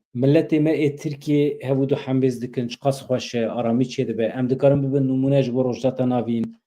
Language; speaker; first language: Kurdish; native; Kurdish